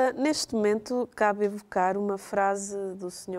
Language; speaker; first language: Portuguese; native; Portuguese